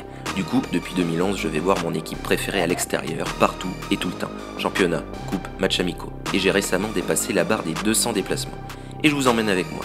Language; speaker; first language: French; native; French